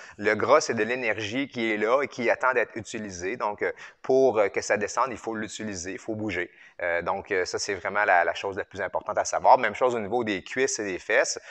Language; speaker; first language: French; native; French